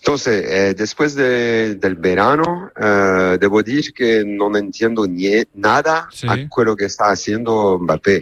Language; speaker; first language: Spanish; non-native, learner; Italian